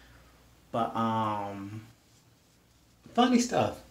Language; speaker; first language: English; native; English